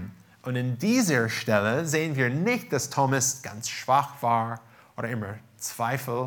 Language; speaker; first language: German; non-native, fluent; English